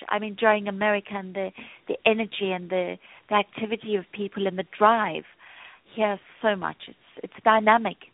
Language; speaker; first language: English; native; English